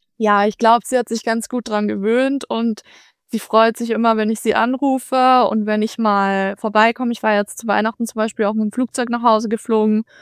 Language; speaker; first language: German; native; German